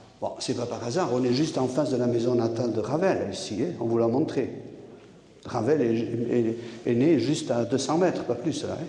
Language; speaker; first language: French; non-native, local second language; Basque